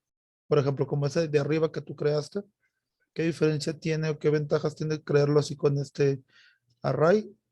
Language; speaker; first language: Spanish; native; Spanish